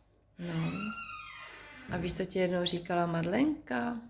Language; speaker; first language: Czech; native; Czech